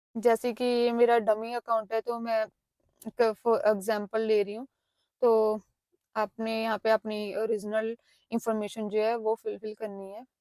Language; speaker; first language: Hindi; non-native, local second language; Punjabi